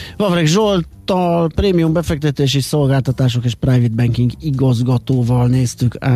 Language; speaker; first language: Hungarian; native; Hungarian